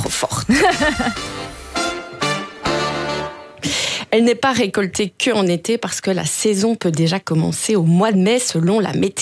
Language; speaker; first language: French; native; French